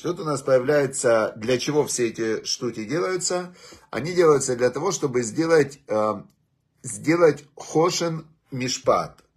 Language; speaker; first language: Russian; native; Russian